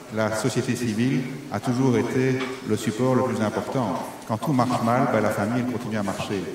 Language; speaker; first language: French; native; French